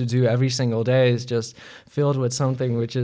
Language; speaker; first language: English; non-native, fluent; Latvian